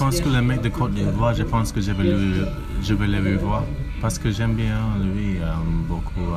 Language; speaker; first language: French; non-native, learner; English